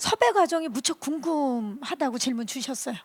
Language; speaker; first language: Korean; native; Korean